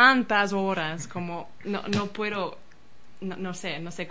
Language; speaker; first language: Spanish; non-native, learner; English